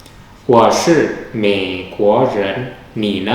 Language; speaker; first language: Chinese; non-native, fluent; Indonesian